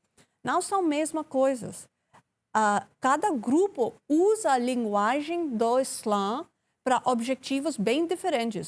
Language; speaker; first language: Portuguese; non-native, learner; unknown